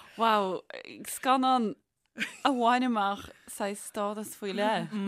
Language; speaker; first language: Irish; native; Irish